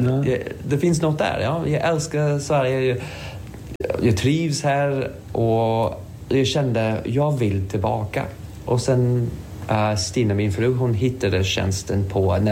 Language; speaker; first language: Swedish; non-native, fluent; English